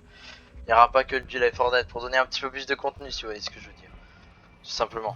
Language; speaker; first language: French; native; French